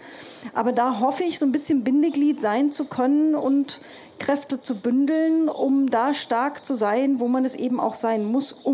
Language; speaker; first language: German; native; German